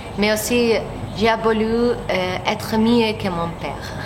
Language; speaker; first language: French; non-native, learner; Catalan